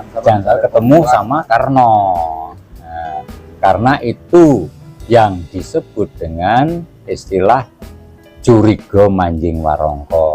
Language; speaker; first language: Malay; non-native, local second language; Javanese